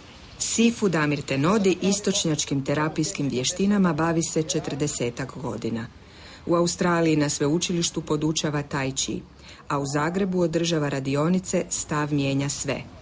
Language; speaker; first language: Croatian; native; Croatian